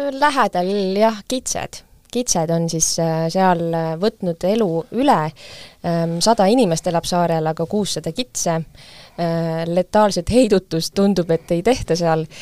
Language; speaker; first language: Estonian; native; Estonian